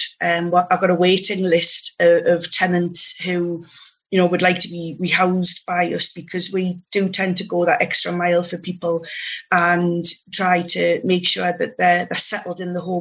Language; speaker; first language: English; native; English